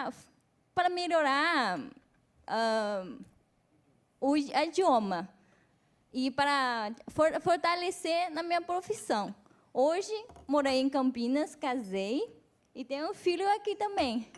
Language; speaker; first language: Portuguese; non-native, fluent; Chinese